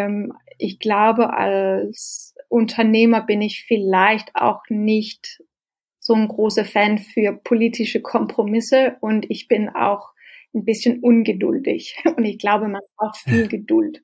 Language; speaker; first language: German; non-native, fluent; Danish